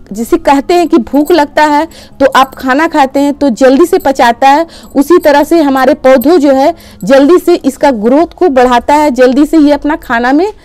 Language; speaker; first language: Hindi; native; Hindi